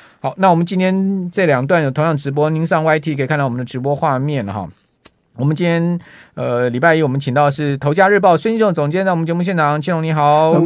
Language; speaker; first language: Chinese; native; Chinese